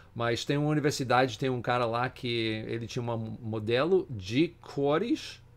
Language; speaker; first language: Portuguese; non-native, fluent; English